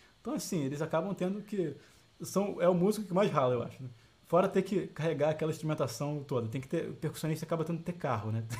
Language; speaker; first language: Portuguese; native; Portuguese